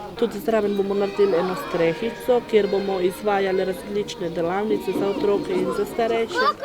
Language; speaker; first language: Slovenian; non-native, local second language; Romany